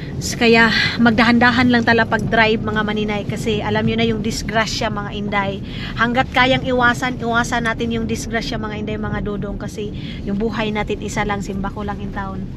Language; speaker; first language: Filipino; non-native, local second language; Cebuano